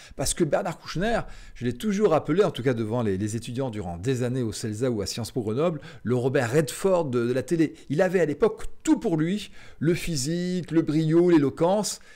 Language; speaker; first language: French; native; French